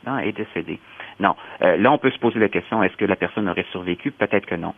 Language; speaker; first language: French; native; French